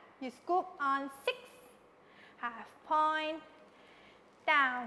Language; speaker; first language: English; non-native, local second language; Cantonese